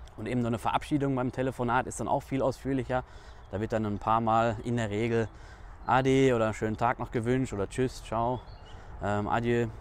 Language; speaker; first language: German; native; German